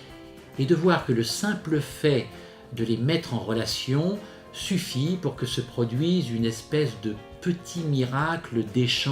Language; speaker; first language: French; native; French